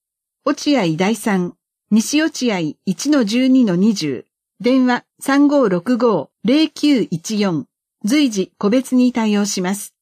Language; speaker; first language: Japanese; native; Japanese